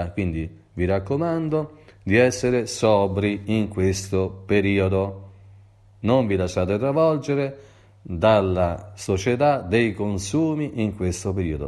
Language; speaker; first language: Italian; native; Italian